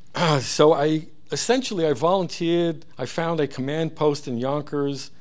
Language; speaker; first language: English; early bilingual, other home language; Hebrew